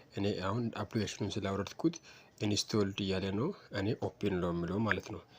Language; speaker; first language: Amharic; native; Amharic